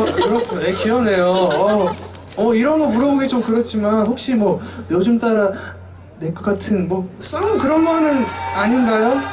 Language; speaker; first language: Korean; early bilingual, heritage; Korean